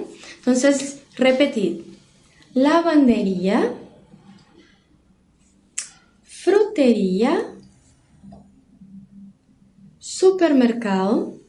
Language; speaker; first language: Spanish; non-native, fluent; Portuguese